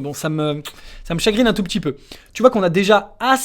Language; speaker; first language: French; native; French